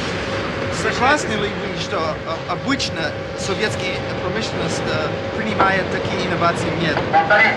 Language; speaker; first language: Russian; non-native, learner; English